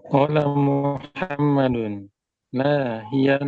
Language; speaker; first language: Arabic; non-native, learner; Indonesian